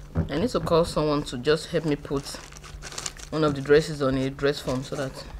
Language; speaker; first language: English; non-native, local second language; Yoruba